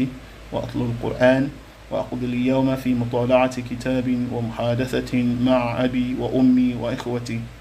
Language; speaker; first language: Arabic; non-native, fluent; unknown